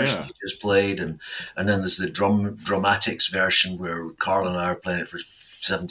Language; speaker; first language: English; native; English